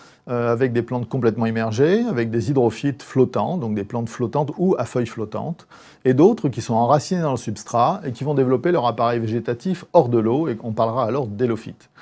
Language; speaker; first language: French; native; French